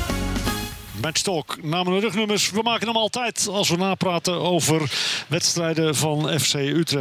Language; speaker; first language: Dutch; native; Dutch